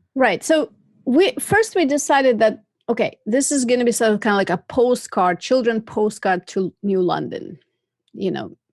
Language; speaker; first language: English; non-native, fluent; Russian